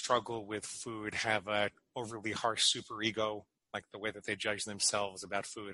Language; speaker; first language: English; native; English